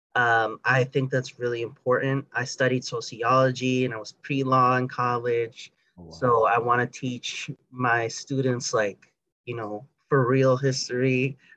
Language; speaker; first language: English; early bilingual, other home language; Spanish